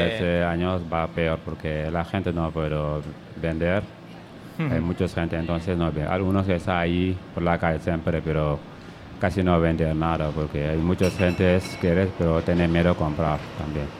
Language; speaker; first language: Spanish; non-native, learner; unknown